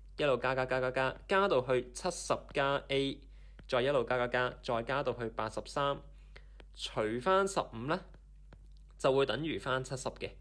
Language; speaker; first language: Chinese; non-native, local second language; Cantonese